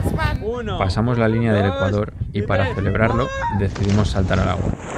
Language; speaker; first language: Spanish; native; Spanish